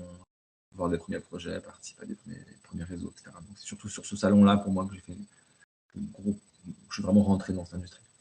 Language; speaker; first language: French; native; French